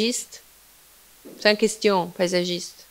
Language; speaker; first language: French; non-native, fluent; Italian